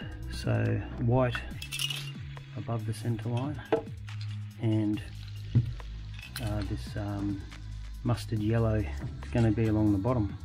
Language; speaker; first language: English; native; English